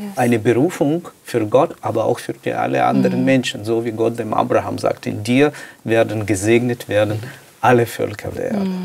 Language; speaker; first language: German; non-native, fluent; Russian